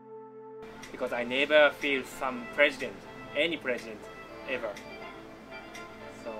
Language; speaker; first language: English; non-native, learner; Japanese